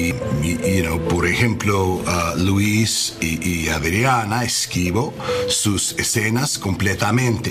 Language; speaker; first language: Spanish; non-native, learner; English